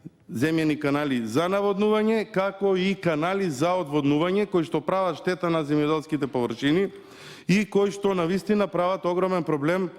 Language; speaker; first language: Macedonian; native; Macedonian